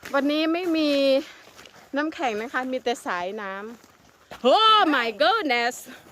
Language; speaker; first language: Thai; non-native, local second language; Northeastern Thai